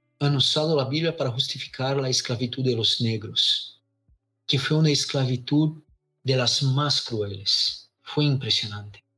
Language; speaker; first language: Spanish; non-native, fluent; Portuguese